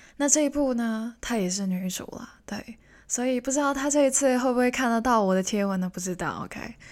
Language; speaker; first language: Chinese; non-native, local second language; Cantonese